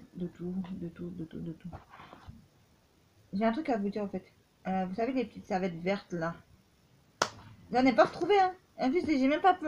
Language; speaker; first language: French; native; French